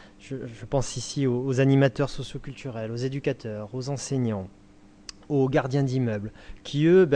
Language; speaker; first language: French; native; French